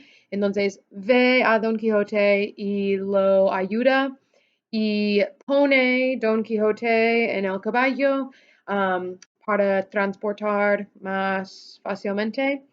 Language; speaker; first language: Spanish; non-native, fluent; English